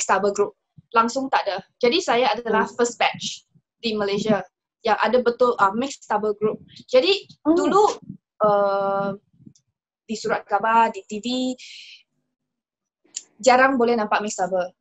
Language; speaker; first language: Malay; non-native, local second language; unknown